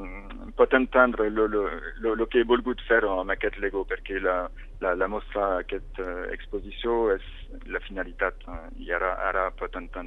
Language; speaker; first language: Catalan; non-native, fluent; French